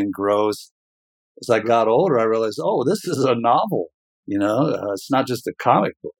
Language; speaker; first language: English; native; English